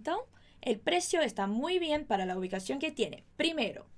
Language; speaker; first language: Spanish; non-native, fluent; Portuguese